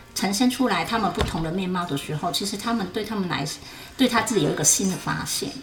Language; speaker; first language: Chinese; non-native, fluent; Cantonese